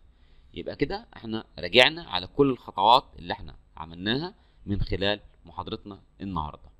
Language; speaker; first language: Arabic; native; Arabic